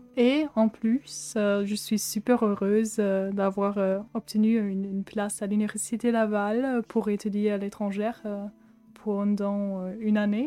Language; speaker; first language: French; non-native, fluent; German